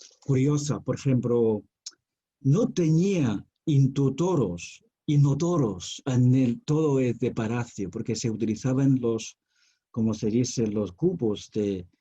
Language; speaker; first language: Spanish; non-native, fluent; Chinese